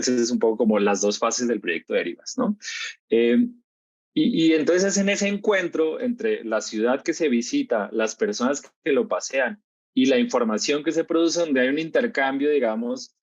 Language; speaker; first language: Spanish; native; Spanish